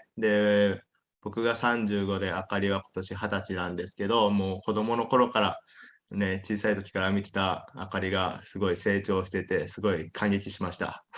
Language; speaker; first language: Japanese; native; Japanese